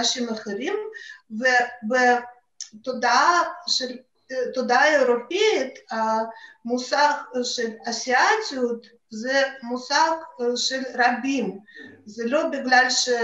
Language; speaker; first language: Hebrew; non-native, fluent; Russian